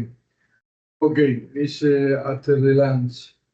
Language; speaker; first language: English; non-native, learner; Spanish